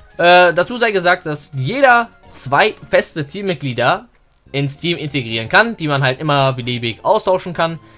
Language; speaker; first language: German; early bilingual, other home language; Turkish